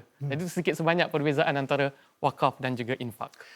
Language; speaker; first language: Malay; native; Malay